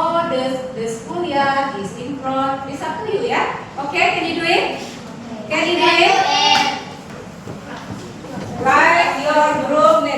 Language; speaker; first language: English; non-native, learner; Indonesian